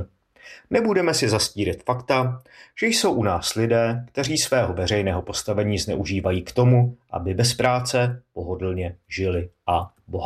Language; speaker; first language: Czech; native; Czech